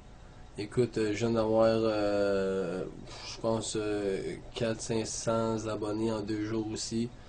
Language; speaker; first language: French; native; French